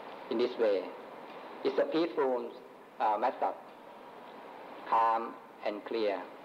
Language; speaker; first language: English; non-native, fluent; Thai